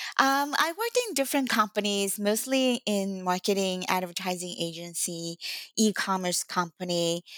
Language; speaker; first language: English; non-native, fluent; Chinese